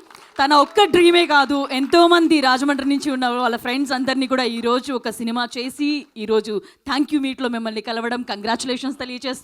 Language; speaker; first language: Telugu; native; Telugu